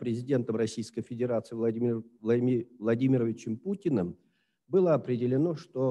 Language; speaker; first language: Russian; native; Russian